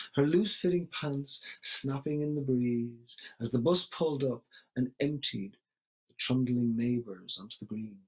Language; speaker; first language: English; native; English